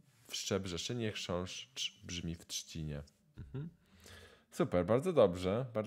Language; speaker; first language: Polish; native; Polish